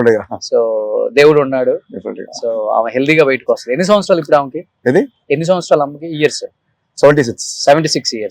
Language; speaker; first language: Telugu; native; Telugu